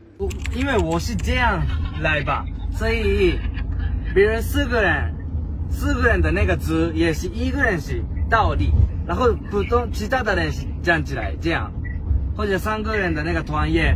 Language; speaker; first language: Chinese; non-native, learner; Japanese